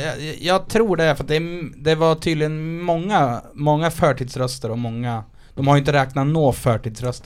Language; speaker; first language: Swedish; native; Swedish